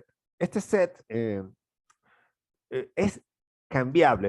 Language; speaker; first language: Spanish; native; Spanish